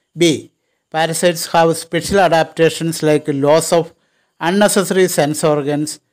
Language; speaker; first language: English; non-native, local second language; Malayalam